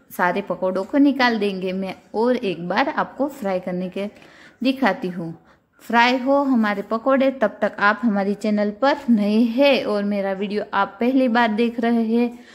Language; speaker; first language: Hindi; non-native, local second language; Gujarati